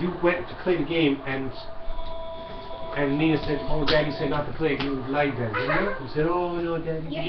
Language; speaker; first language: English; native; English